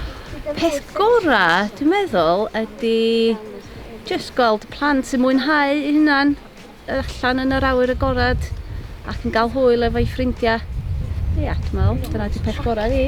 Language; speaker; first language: Welsh; native; Welsh